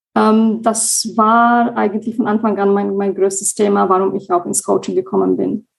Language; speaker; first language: German; non-native, fluent; Slovak